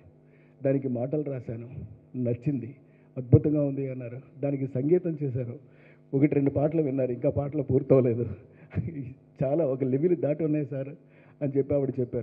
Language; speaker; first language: Telugu; native; Telugu